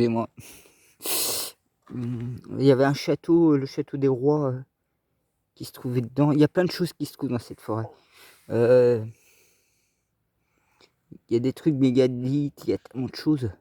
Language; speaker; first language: French; native; French